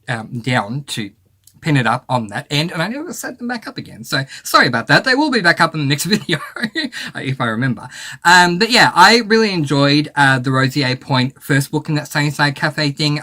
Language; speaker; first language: English; native; English